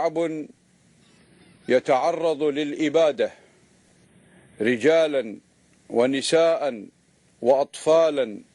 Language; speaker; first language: Arabic; native; Arabic